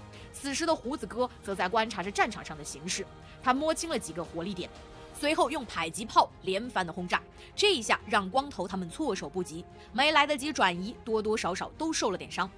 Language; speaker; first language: Chinese; native; Chinese